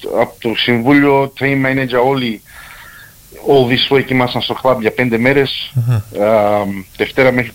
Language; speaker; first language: Greek; early bilingual, heritage; Greek